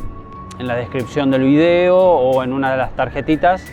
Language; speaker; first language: Spanish; native; Spanish